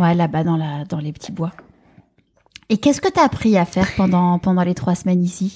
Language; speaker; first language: French; native; French